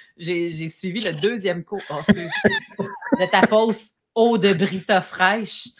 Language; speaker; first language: French; native; French